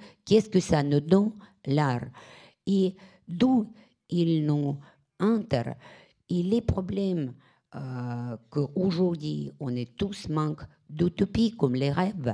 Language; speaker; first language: French; non-native, fluent; Russian